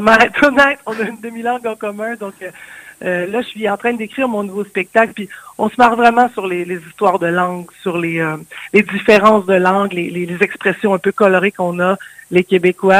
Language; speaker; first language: French; native; French